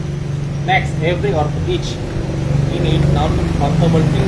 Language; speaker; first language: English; non-native, learner; Indonesian